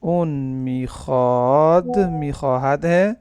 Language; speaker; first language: Persian; non-native, fluent; Urdu